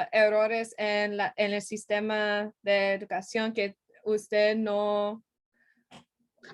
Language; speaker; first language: Spanish; non-native, learner; English